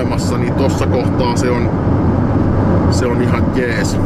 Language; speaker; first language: Finnish; native; Finnish